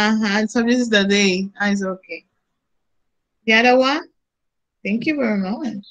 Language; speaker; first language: English; non-native, fluent; Spanish